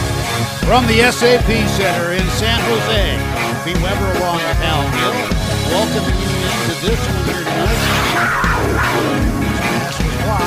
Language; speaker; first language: English; native; English